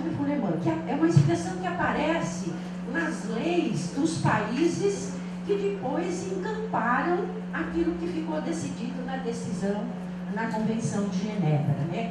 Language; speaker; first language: Portuguese; native; Portuguese